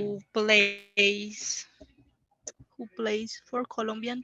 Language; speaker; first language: English; non-native, learner; Spanish